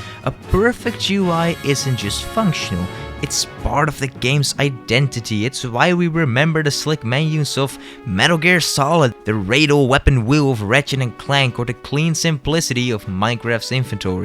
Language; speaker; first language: English; native; English